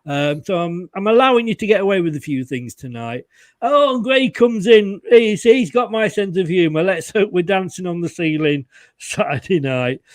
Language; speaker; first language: English; native; English